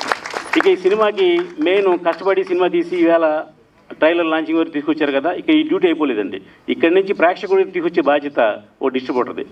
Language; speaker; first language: Telugu; native; Telugu